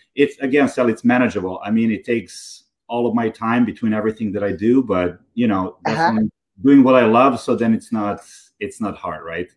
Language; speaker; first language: English; non-native, fluent; Serbian